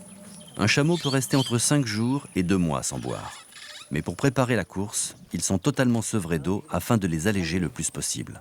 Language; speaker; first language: French; native; French